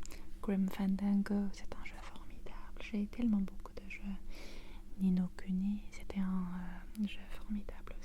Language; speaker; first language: French; non-native, fluent; English